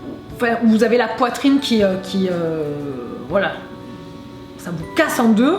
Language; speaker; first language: French; native; French